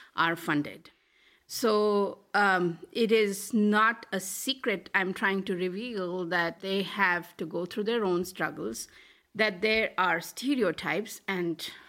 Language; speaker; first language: English; non-native, local second language; Hindi